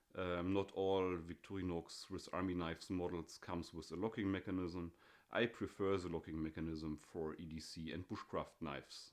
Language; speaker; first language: English; non-native, fluent; German